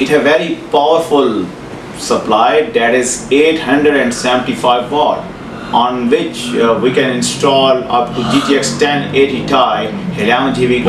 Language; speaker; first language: English; non-native, local second language; Urdu